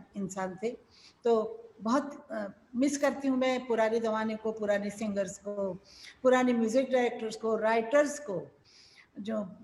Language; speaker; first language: Hindi; non-native, local second language; Marathi